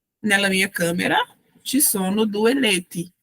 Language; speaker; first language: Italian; non-native, fluent; Portuguese